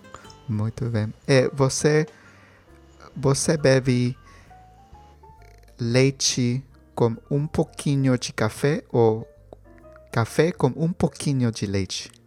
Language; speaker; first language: Portuguese; non-native, learner; Spanish